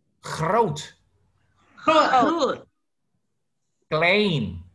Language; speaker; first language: Dutch; non-native, fluent; Indonesian